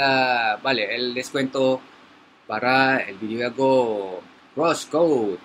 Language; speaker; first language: Spanish; non-native, learner; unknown